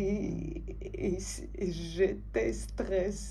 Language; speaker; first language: French; non-native, fluent; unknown